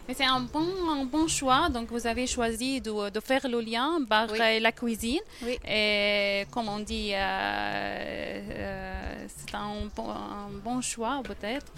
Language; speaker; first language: French; non-native, fluent; Arabic